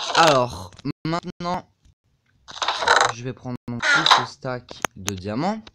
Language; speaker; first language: French; native; French